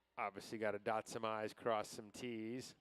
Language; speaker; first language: English; native; English